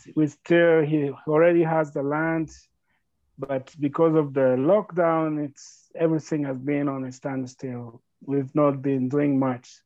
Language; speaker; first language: English; non-native, local second language; Kinyarwanda